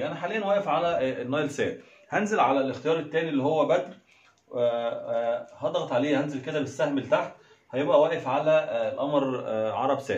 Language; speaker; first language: Arabic; native; Arabic